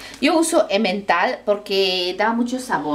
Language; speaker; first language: Spanish; non-native, fluent; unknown